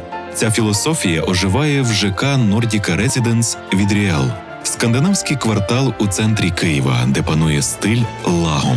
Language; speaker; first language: Ukrainian; native; Ukrainian